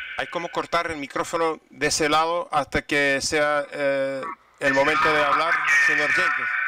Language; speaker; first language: Spanish; non-native, fluent; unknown